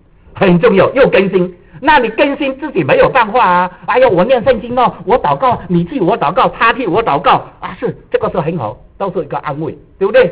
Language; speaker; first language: Chinese; native; Chinese